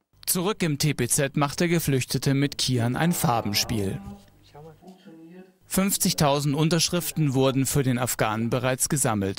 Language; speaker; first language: German; native; German